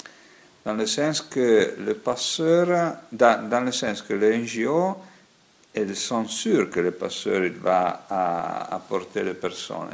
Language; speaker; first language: French; non-native, fluent; Italian